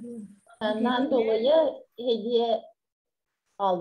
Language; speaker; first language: Turkish; native; Turkish